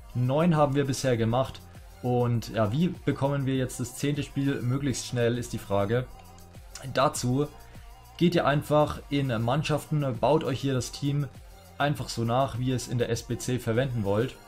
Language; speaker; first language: German; native; German